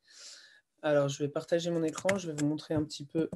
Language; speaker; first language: French; native; French